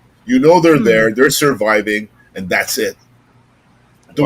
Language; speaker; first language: English; native; English